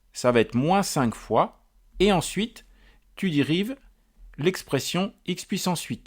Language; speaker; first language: French; native; French